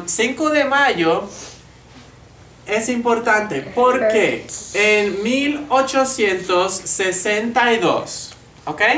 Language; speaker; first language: Spanish; non-native, fluent; English